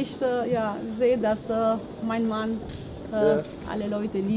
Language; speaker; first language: German; non-native, learner; Albanian